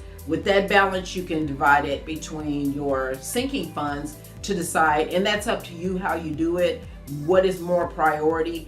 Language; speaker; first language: English; native; English